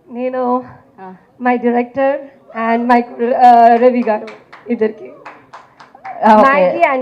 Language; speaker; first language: Telugu; non-native, fluent; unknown